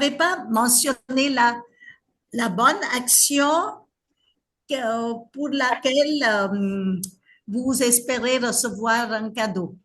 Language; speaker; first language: French; non-native, fluent; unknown